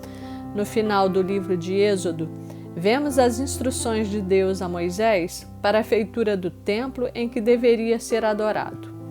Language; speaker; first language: Portuguese; native; Portuguese